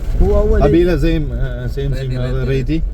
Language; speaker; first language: Arabic; non-native, learner; Malayalam